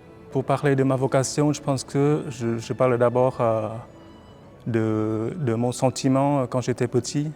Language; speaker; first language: French; non-native, fluent; Vietnamese